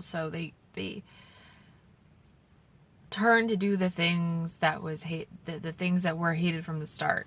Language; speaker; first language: English; native; English